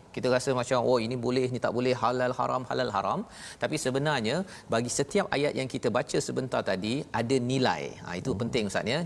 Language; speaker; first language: Malay; native; Malay